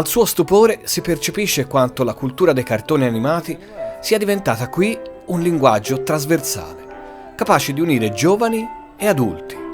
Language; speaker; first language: Italian; native; Italian